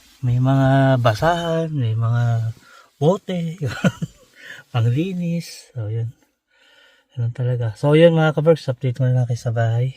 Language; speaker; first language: Filipino; native; Filipino